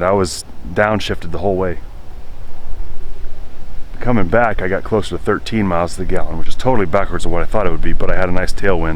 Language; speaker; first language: English; native; English